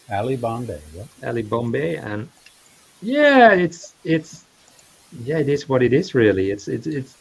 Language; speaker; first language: English; non-native, fluent; Dutch